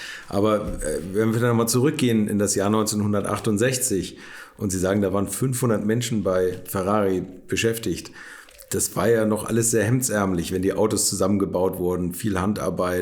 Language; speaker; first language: German; native; German